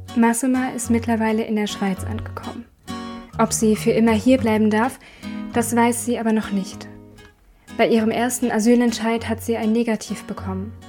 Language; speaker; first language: German; native; German